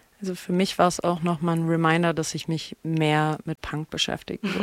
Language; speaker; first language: German; native; German